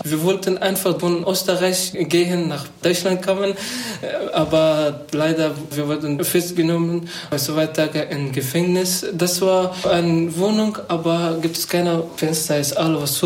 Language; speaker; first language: German; non-native, learner; Persian